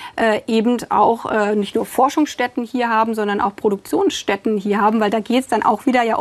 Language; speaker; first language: German; native; German